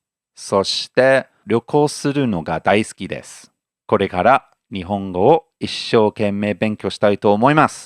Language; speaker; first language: Japanese; non-native, fluent; English